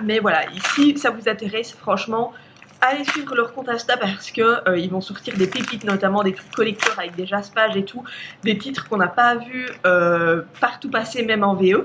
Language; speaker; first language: French; native; French